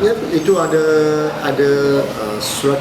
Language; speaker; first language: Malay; non-native, local second language; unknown